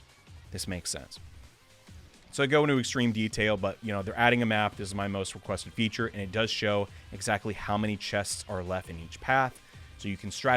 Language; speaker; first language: English; native; English